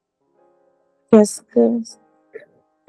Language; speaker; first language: French; non-native, learner; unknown